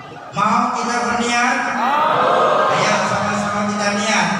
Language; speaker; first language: Indonesian; native; Indonesian